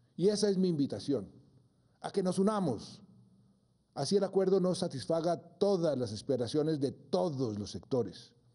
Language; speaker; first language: Spanish; native; Spanish